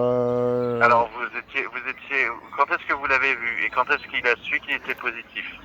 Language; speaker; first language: French; native; French